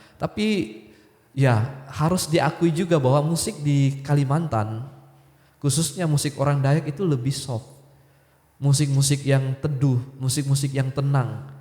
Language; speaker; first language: Indonesian; non-native, local second language; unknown